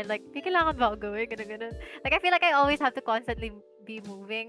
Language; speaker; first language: English; non-native, local second language; Filipino